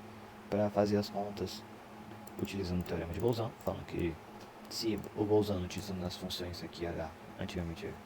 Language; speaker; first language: Portuguese; native; Portuguese